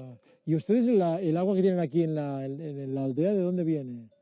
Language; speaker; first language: Spanish; native; Spanish